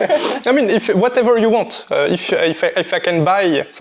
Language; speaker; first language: English; non-native, learner; French